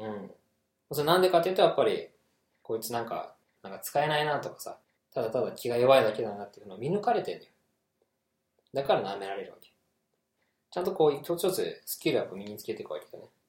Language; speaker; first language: Japanese; native; Japanese